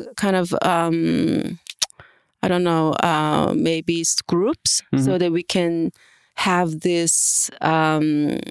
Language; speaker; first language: English; non-native, fluent; Korean